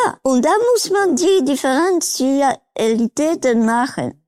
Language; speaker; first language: German; non-native, learner; Polish